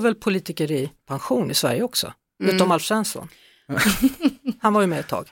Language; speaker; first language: Swedish; native; Swedish